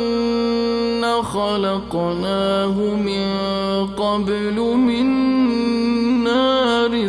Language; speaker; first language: Arabic; native; Arabic